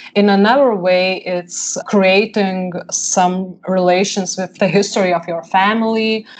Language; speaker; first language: English; non-native, fluent; Lithuanian